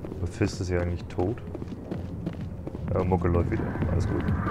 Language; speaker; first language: German; native; German